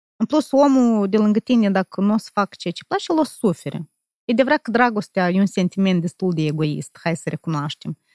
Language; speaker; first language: Romanian; native; Romanian